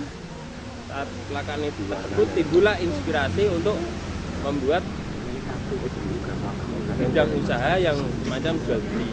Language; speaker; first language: Indonesian; non-native, local second language; Javanese